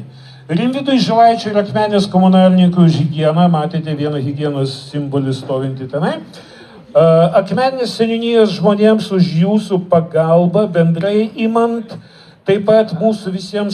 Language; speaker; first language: Lithuanian; native; Lithuanian